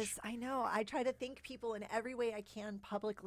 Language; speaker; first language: English; native; English